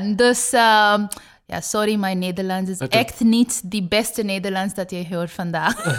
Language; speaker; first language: Dutch; non-native, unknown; Bangla